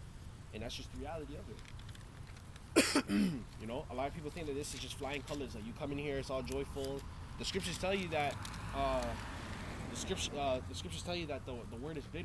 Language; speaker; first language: English; native; English